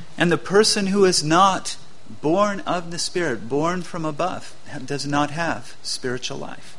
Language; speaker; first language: English; native; English